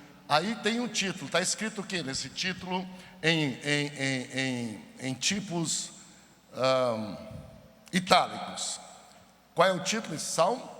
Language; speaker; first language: Portuguese; native; Portuguese